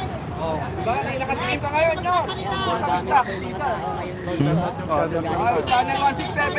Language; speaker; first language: Filipino; native; Filipino